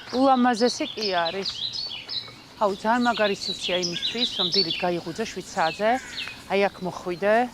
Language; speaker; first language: Georgian; native; Georgian